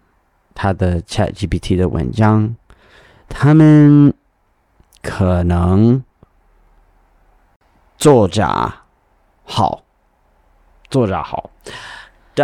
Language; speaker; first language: Chinese; non-native, learner; English